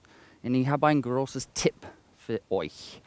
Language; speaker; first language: German; non-native, fluent; English